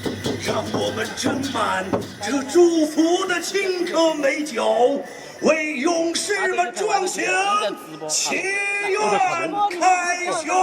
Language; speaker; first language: Chinese; native; Chinese